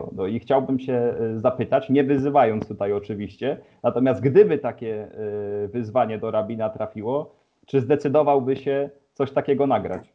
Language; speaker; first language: Polish; native; Polish